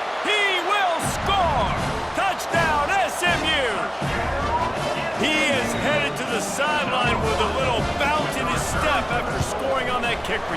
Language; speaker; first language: English; native; English